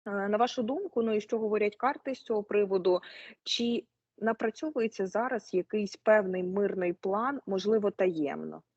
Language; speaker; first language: Ukrainian; native; Ukrainian